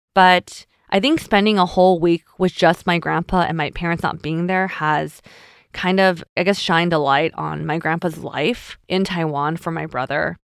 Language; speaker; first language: English; early bilingual, other home language; Chinese